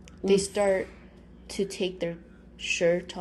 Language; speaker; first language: English; early bilingual, other home language; Spanish